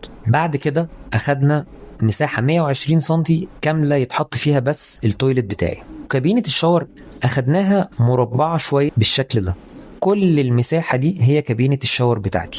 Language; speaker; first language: Arabic; native; Arabic